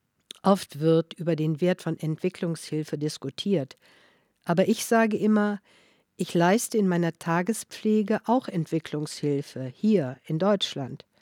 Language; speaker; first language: German; non-native, fluent; Dutch